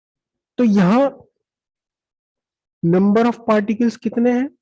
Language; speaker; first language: Hindi; native; Hindi